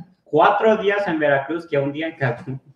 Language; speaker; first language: Spanish; native; Spanish